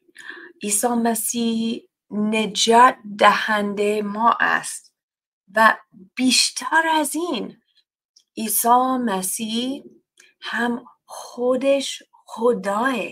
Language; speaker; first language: Persian; non-native, fluent; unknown